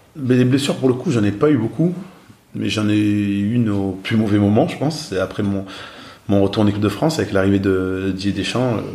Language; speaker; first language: French; native; French